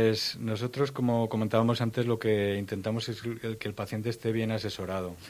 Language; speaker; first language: Spanish; native; Spanish